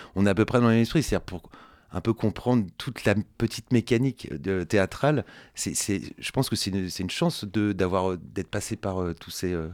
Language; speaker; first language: French; native; French